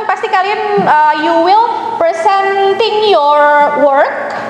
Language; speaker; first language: English; non-native, fluent; Indonesian